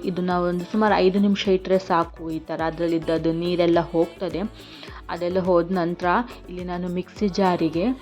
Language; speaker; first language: Kannada; non-native, local second language; Tulu